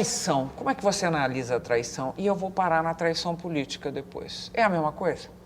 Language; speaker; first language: Portuguese; native; Portuguese